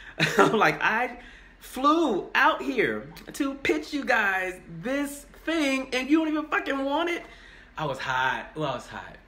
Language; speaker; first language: English; native; English